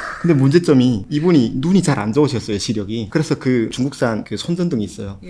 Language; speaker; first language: Korean; native; Korean